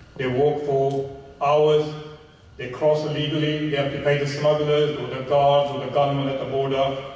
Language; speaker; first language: English; early bilingual, other home language; Punjabi